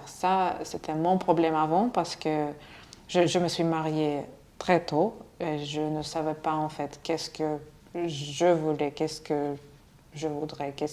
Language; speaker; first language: French; non-native, fluent; Russian